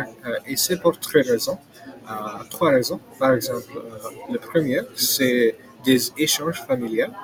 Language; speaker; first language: French; non-native, learner; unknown